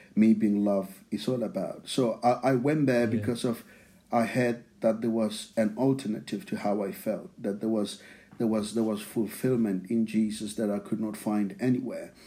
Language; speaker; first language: English; non-native, local second language; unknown